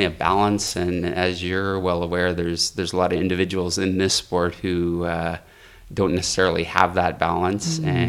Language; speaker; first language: English; native; English